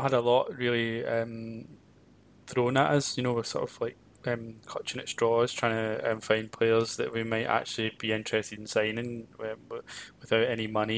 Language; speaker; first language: English; native; English